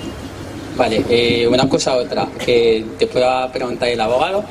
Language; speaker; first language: Spanish; non-native, learner; Arabic